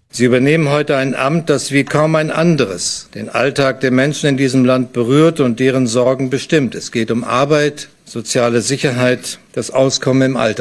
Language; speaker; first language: German; native; German